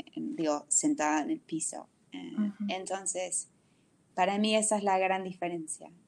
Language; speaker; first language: Spanish; non-native, fluent; English